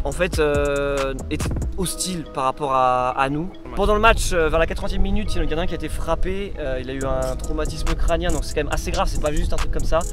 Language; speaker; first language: French; native; French